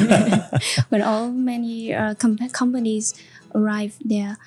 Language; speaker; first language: English; non-native, fluent; Vietnamese